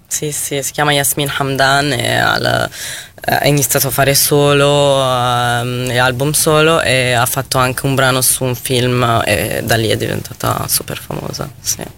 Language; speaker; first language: Italian; non-native, fluent; Arabic